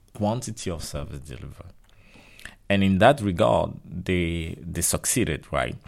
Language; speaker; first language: English; non-native, local second language; French